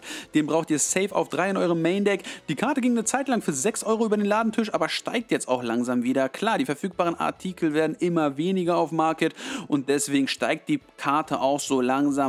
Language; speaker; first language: German; native; German